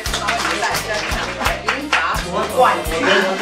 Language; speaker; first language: Chinese; native; Chinese